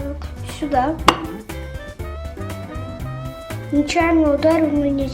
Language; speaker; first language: Russian; early bilingual, heritage; Russian